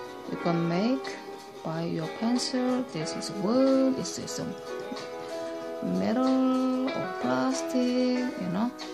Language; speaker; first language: English; non-native, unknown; Korean